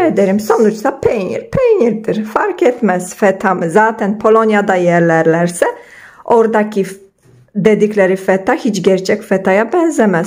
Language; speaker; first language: Turkish; non-native, fluent; Polish